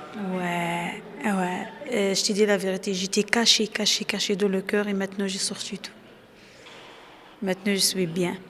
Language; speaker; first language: French; non-native, learner; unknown